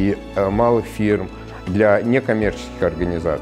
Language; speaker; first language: Russian; native; Russian